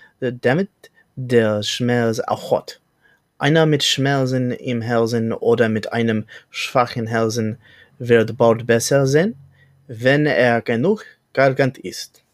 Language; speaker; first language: German; non-native, learner; English